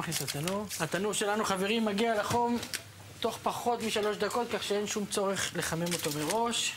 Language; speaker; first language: Hebrew; native; Hebrew